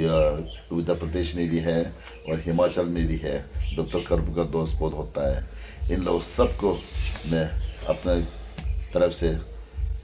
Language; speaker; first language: Hindi; non-native, local second language; Tibetan